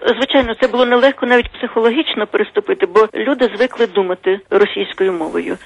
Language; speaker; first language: Ukrainian; native; Ukrainian